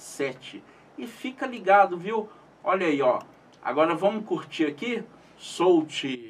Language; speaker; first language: Portuguese; native; Portuguese